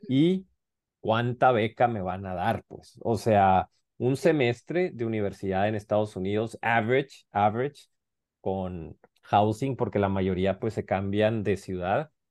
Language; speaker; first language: Spanish; native; Spanish